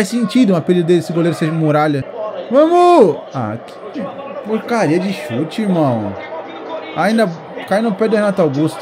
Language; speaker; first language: Portuguese; native; Portuguese